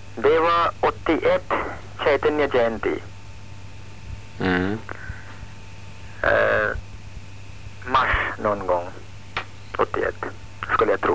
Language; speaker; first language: Swedish; non-native, fluent; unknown